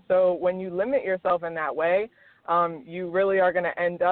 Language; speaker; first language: English; native; English